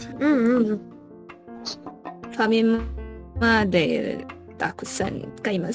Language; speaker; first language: Japanese; non-native, learner; Malay